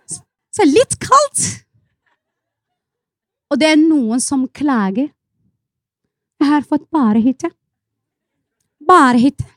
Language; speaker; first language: Norwegian; non-native, fluent; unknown